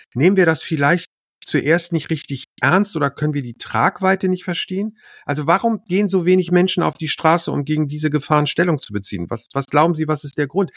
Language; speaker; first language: German; native; German